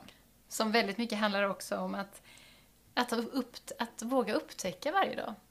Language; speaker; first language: Swedish; native; Swedish